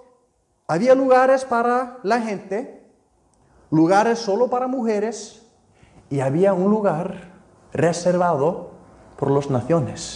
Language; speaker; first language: Spanish; non-native, fluent; Icelandic